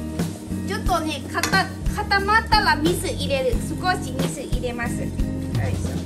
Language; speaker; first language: Japanese; non-native, learner; Lao